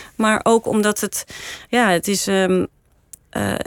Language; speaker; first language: Dutch; native; Dutch